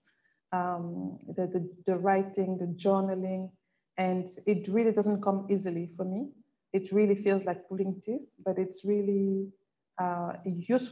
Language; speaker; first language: English; non-native, local second language; French